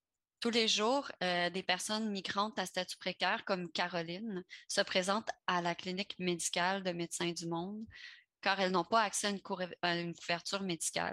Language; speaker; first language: French; native; French